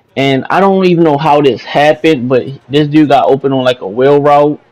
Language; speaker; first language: English; native; English